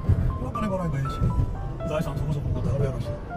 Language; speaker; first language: Japanese; native; Japanese